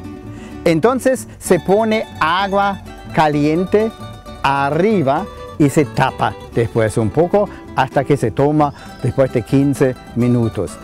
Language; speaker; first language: Spanish; non-native, fluent; German